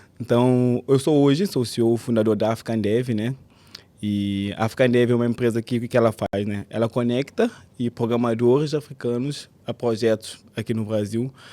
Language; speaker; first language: Portuguese; non-native, local second language; Kabuverdianu